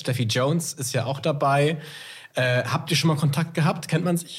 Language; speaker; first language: German; native; German